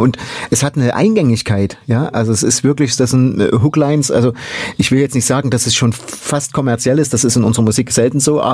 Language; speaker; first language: German; native; German